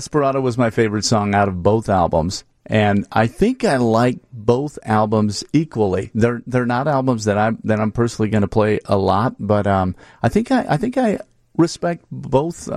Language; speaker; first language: English; native; English